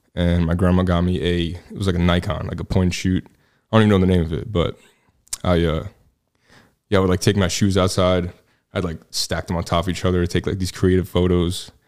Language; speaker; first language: English; native; English